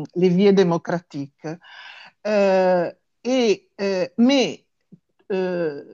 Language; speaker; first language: French; non-native, fluent; Italian